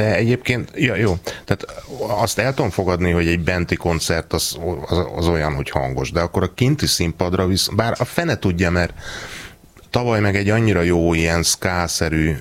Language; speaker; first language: Hungarian; native; Hungarian